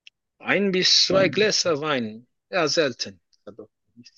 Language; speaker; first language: German; non-native, learner; Turkish